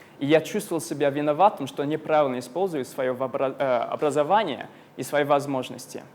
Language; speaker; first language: Russian; non-native, fluent; English